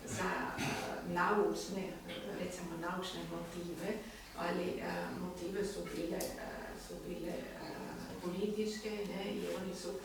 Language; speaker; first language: Slovenian; non-native, learner; German